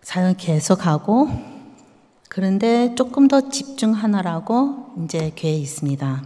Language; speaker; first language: Korean; early bilingual, heritage; Korean